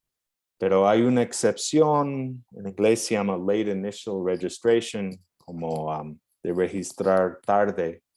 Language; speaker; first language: Spanish; non-native, fluent; English